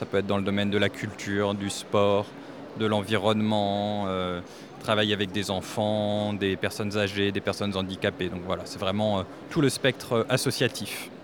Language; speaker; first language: French; native; French